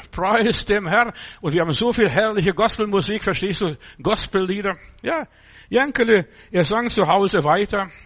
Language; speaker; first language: German; non-native, fluent; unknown